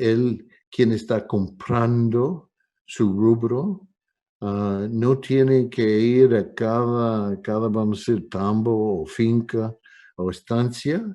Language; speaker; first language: Spanish; non-native, fluent; English